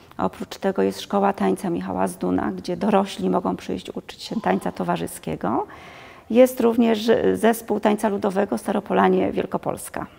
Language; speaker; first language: Polish; native; Polish